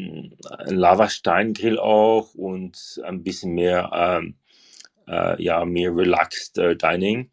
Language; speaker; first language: German; non-native, learner; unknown